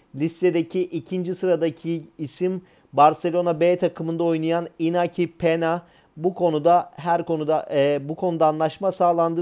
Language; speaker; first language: Turkish; native; Turkish